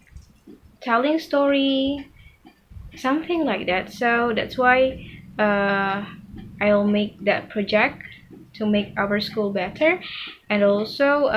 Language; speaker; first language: English; non-native, fluent; Indonesian